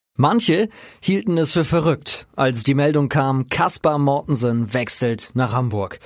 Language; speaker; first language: German; native; German